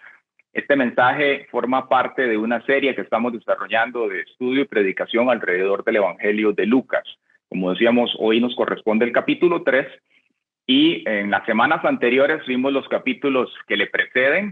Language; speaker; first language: Spanish; native; Spanish